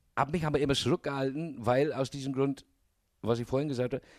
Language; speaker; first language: German; non-native, fluent; English